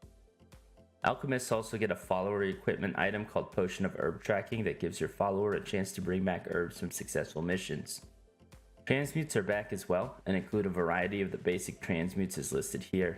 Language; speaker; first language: English; native; English